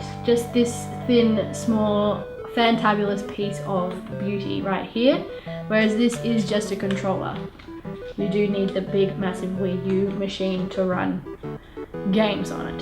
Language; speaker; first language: English; native; English